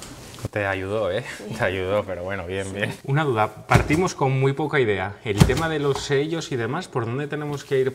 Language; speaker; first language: Spanish; native; Spanish